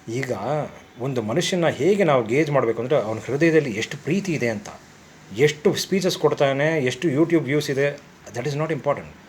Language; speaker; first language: Kannada; non-native, local second language; Tamil